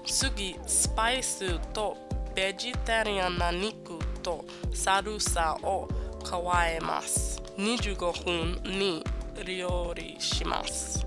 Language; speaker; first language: Japanese; non-native, learner; English